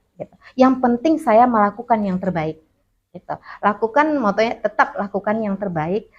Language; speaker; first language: Indonesian; non-native, local second language; Minangkabau